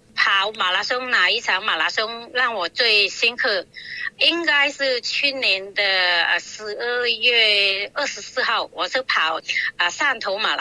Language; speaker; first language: Chinese; non-native, local second language; Cantonese